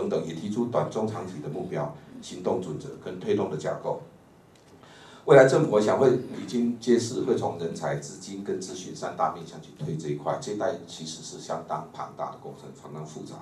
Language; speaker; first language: Chinese; native; Chinese